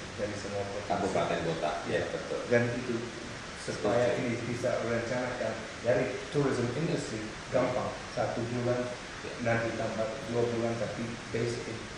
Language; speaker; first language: Indonesian; non-native, fluent; English